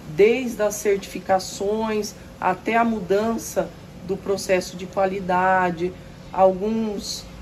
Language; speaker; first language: Portuguese; native; Portuguese